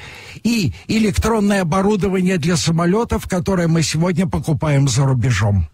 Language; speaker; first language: Russian; native; Russian